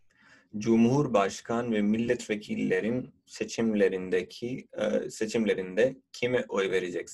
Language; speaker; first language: Turkish; non-native, fluent; Urdu